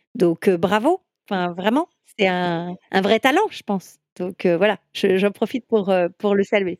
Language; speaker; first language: French; native; French